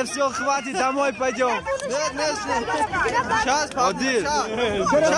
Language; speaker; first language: Russian; non-native, learner; Tajik